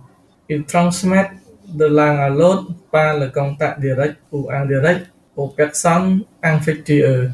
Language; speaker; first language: French; non-native, learner; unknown